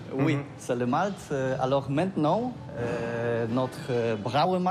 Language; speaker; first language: French; non-native, learner; Polish